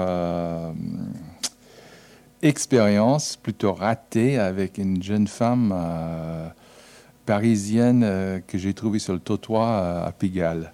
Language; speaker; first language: French; non-native, fluent; English